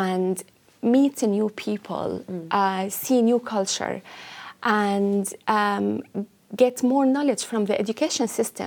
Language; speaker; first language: English; non-native, fluent; Arabic